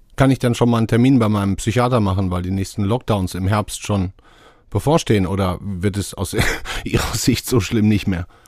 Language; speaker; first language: German; native; German